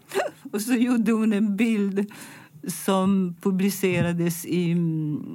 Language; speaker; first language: Swedish; non-native, fluent; Italian